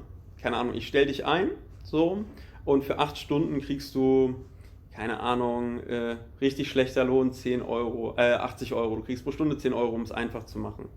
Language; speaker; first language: German; native; German